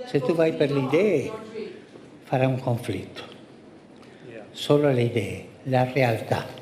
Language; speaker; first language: Italian; non-native, fluent; Spanish